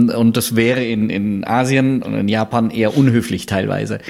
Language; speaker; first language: German; native; German